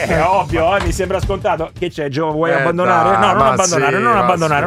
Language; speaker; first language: Italian; native; Italian